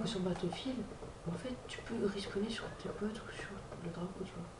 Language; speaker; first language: French; native; French